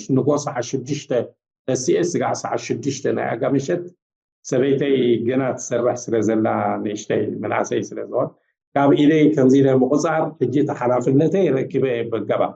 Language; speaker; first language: Tigrinya; native; Tigrinya